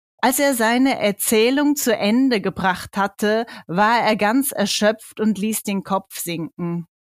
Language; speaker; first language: German; native; German